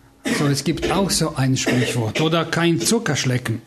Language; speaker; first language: German; non-native, fluent; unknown